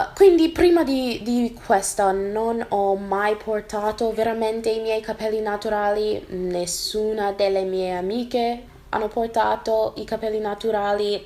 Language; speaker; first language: Italian; non-native, fluent; English